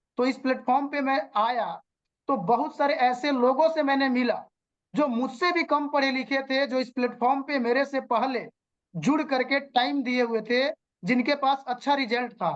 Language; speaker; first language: Hindi; non-native, local second language; Bhojpuri